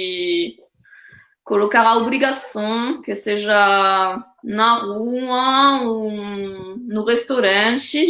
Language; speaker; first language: Portuguese; non-native, fluent; French